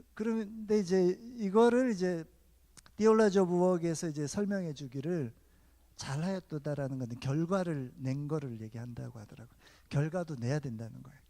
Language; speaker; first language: Korean; native; Korean